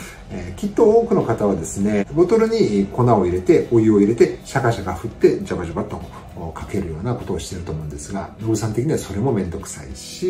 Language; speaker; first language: Japanese; native; Japanese